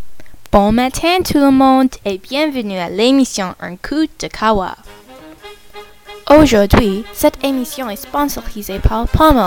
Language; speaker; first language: French; non-native, learner; English